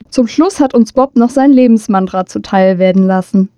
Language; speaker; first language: German; native; German